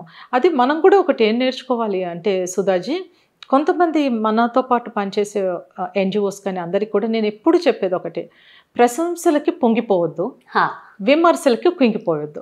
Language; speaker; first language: Telugu; native; Telugu